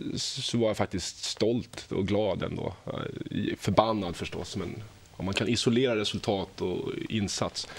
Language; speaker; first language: Swedish; early bilingual, other home language; French